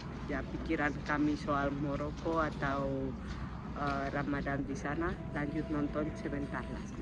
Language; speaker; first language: Indonesian; non-native, fluent; Spanish